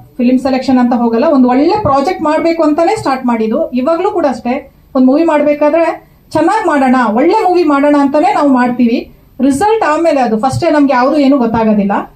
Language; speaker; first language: Kannada; non-native, local second language; Kodava